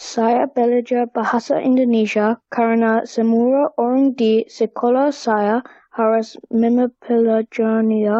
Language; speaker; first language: Indonesian; non-native, learner; English